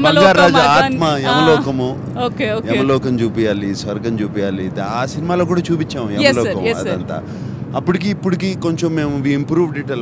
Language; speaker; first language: Telugu; native; Telugu